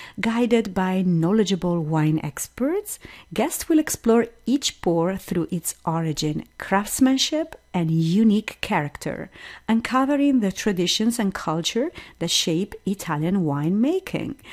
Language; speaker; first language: English; non-native, fluent; Italian